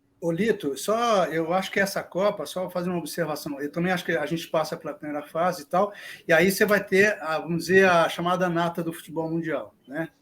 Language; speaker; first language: Portuguese; native; Portuguese